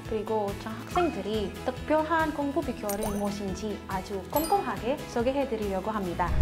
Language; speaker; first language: Korean; non-native, fluent; Indonesian